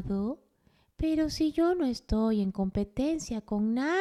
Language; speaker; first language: Spanish; native; Spanish